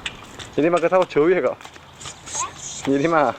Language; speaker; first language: Korean; native; Korean